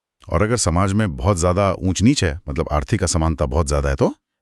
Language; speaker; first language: Hindi; native; Hindi